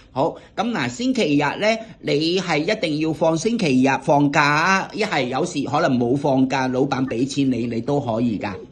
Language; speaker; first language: Cantonese; native; Cantonese